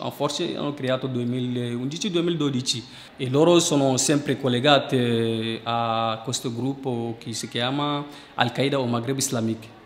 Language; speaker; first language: Italian; non-native, fluent; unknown